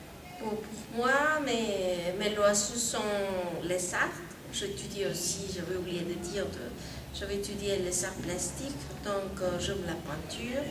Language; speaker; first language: French; non-native, fluent; Spanish